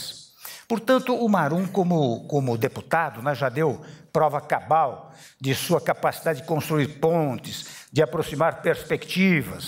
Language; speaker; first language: Portuguese; native; Portuguese